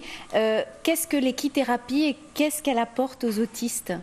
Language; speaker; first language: French; native; French